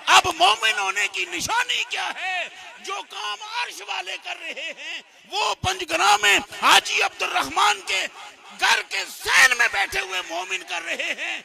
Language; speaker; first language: Urdu; non-native, local second language; Punjabi